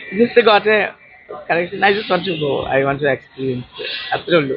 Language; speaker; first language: Malayalam; non-native, local second language; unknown